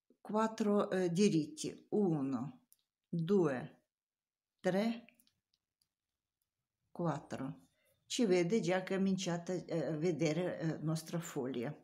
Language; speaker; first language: Italian; non-native, learner; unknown